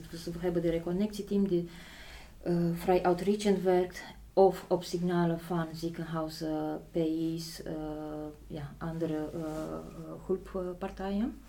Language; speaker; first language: Dutch; non-native, fluent; Polish